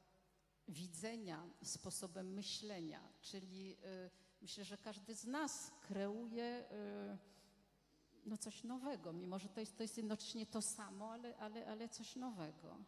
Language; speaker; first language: Polish; non-native, fluent; French